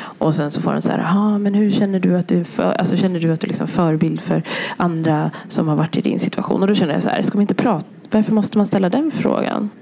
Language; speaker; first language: Swedish; early bilingual, other home language; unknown